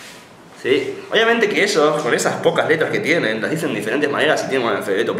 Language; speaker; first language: Spanish; native; Spanish